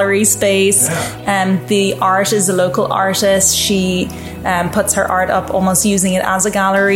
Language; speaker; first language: English; native; English